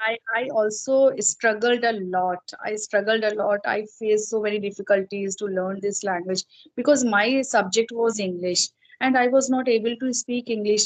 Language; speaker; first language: English; non-native, fluent; Hindi